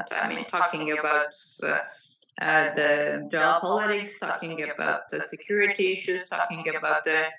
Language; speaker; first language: English; non-native, fluent; Georgian